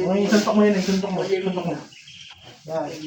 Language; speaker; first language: Filipino; native; Filipino